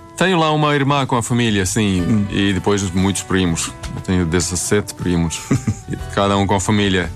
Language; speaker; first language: Portuguese; non-native, fluent; Swedish